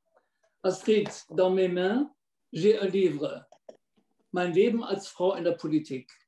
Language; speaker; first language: French; non-native, learner; German